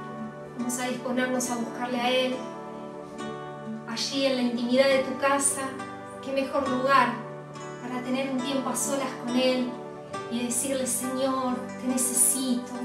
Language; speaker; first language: Spanish; native; Spanish